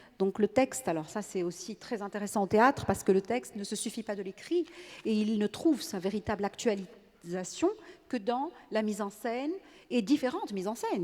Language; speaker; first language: French; non-native, local second language; Arabic